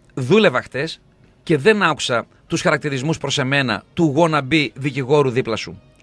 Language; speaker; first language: Greek; native; Greek